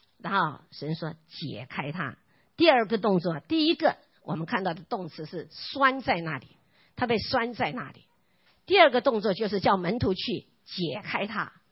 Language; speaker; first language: Chinese; non-native, local second language; Hakka Chinese